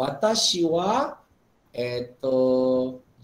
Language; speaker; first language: Japanese; non-native, fluent; Malay